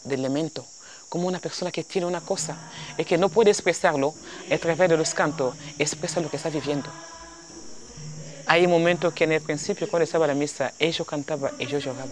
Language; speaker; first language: Spanish; non-native, fluent; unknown